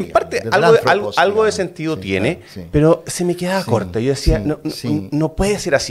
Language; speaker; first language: Spanish; native; Spanish